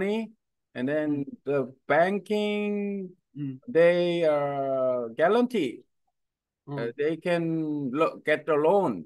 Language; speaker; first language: English; non-native, learner; Korean